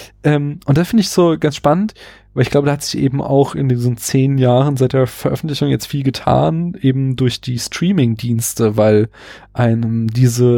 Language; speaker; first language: German; native; German